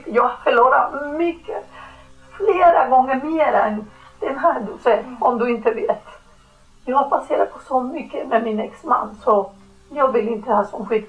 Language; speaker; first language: Swedish; non-native, fluent; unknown